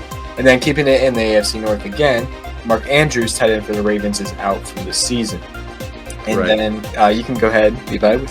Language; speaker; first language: English; native; English